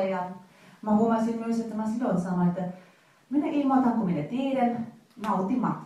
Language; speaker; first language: Finnish; non-native, fluent; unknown